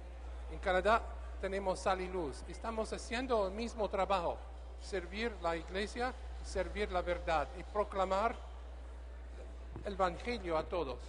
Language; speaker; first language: Spanish; non-native, learner; English